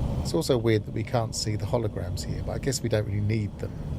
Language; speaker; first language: English; native; English